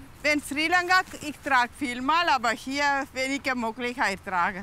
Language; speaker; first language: German; non-native, learner; Tamil